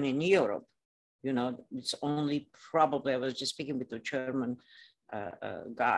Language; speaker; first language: English; non-native, fluent; Romanian